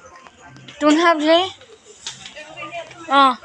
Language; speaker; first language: English; non-native, local second language; Filipino